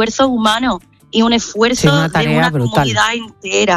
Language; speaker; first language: Spanish; non-native, fluent; English